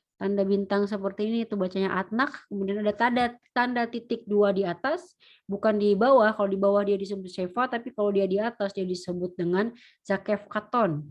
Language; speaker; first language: Indonesian; native; Indonesian